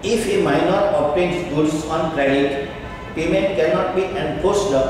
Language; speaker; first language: English; non-native, local second language; Gujarati